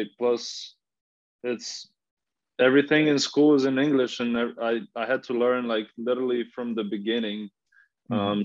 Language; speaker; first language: English; non-native, fluent; Slovenian